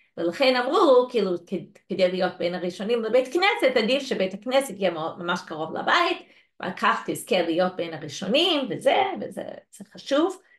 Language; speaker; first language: Hebrew; non-native, fluent; English